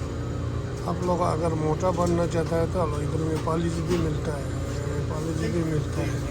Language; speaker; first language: Hindi; non-native, local second language; Tibetan